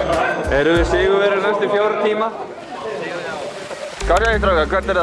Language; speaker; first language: Icelandic; native; Icelandic